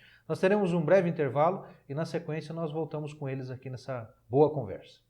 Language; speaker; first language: Portuguese; native; Portuguese